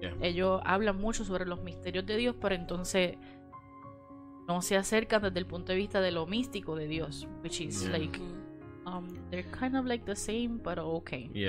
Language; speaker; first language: Spanish; native; Spanish